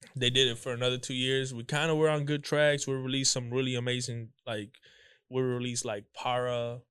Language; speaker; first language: English; early bilingual, other home language; Spanish